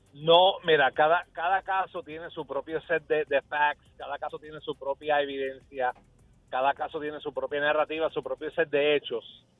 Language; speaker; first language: Spanish; early bilingual, heritage; Spanish